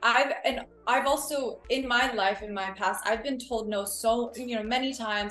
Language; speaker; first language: English; early bilingual, other home language; Spanish